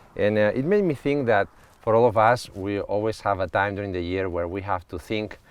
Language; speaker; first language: English; non-native, fluent; Catalan